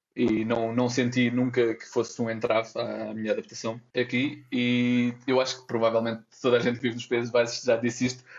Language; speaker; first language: Portuguese; native; Portuguese